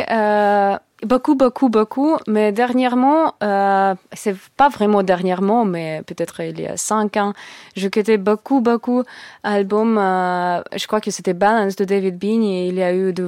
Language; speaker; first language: French; non-native, learner; Russian